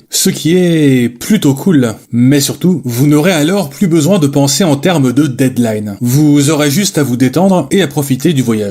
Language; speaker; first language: French; native; French